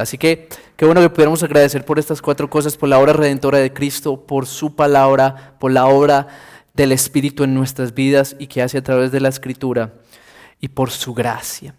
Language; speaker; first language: Spanish; native; Spanish